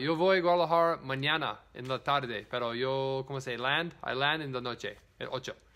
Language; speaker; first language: Spanish; non-native, learner; English